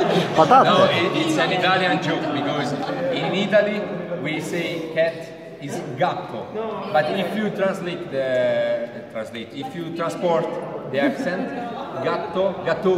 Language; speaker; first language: English; non-native, fluent; Italian